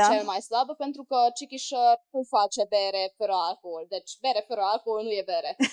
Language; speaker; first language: Romanian; non-native, local second language; Hungarian